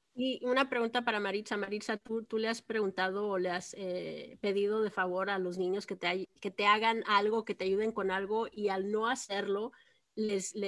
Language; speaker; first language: Spanish; early bilingual, heritage; Spanish